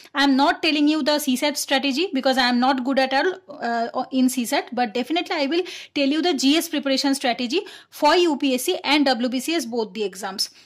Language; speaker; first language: English; non-native, local second language; Bangla